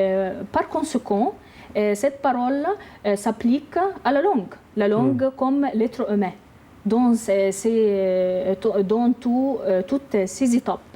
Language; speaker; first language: French; non-native, learner; Arabic